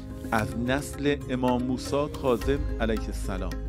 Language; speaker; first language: Persian; native; Persian